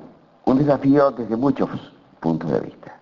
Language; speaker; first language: Spanish; native; Spanish